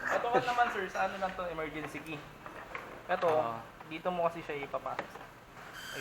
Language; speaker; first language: Filipino; native; Filipino